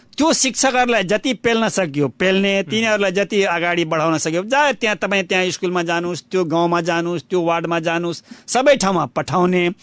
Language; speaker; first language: Nepali; non-native, local second language; Bhojpuri